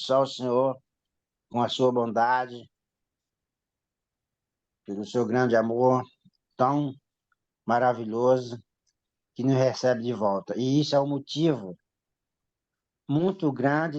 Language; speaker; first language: Portuguese; native; Portuguese